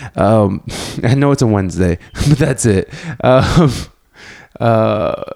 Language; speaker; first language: English; native; English